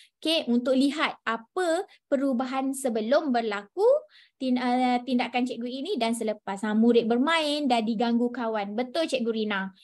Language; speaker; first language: Malay; native; Malay